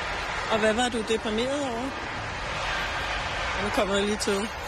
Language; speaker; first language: Danish; native; Danish